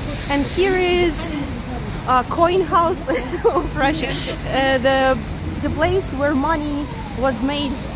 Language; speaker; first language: English; non-native, fluent; Russian